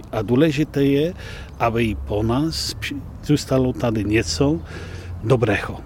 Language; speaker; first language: Czech; non-native, fluent; Polish